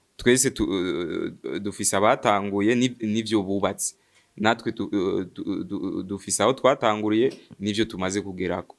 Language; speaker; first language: Rundi; early bilingual, heritage; Rundi